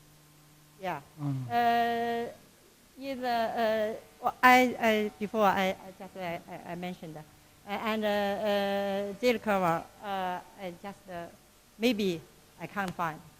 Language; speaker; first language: English; non-native, learner; Chinese